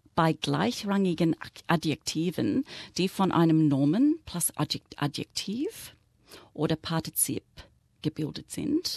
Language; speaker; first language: German; non-native, fluent; English